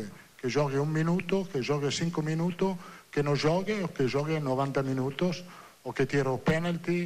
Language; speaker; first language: Portuguese; non-native, learner; Italian